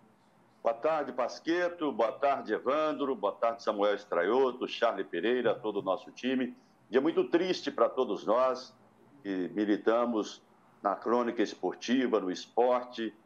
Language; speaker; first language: Portuguese; native; Portuguese